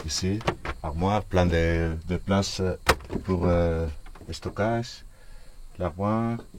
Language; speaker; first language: French; non-native, learner; Spanish